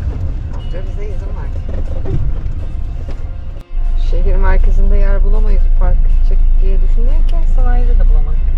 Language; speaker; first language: Turkish; native; Turkish